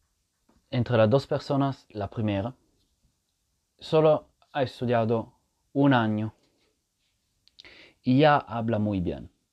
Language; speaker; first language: Spanish; non-native, fluent; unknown